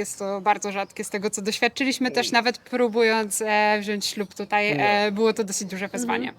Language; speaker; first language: Polish; native; Polish